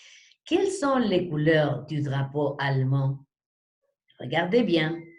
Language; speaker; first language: French; non-native, fluent; Spanish